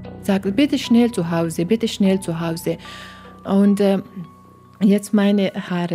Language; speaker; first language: German; non-native, learner; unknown